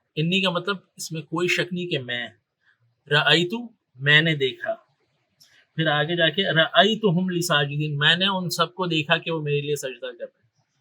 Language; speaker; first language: Urdu; native; Urdu